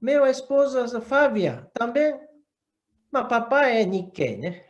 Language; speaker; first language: Portuguese; non-native, learner; Japanese